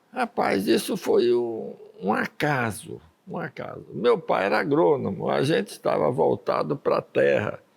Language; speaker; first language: Portuguese; early bilingual, other home language; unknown